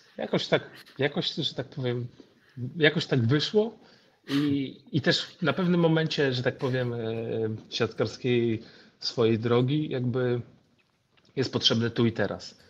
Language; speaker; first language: Polish; native; Polish